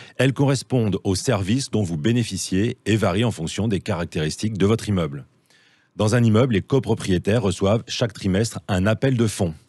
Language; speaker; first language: French; native; French